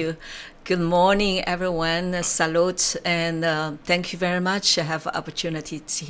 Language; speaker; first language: English; non-native, learner; Chinese